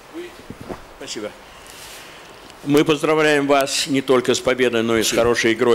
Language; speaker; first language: Russian; native; Russian